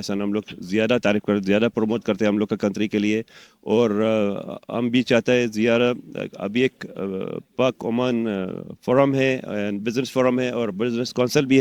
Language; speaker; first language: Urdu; non-native, learner; Arabic